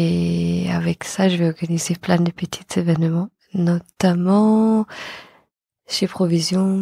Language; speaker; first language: French; non-native, fluent; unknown